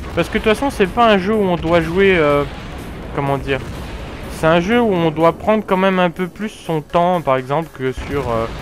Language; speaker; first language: French; native; French